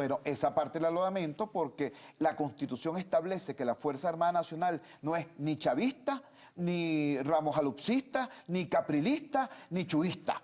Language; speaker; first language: Spanish; native; Spanish